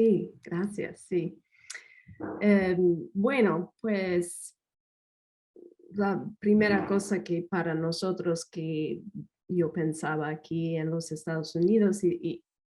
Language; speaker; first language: Spanish; non-native, fluent; English